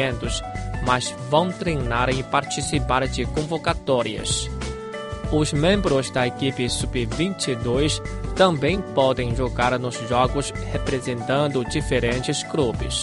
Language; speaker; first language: Portuguese; non-native, fluent; Chinese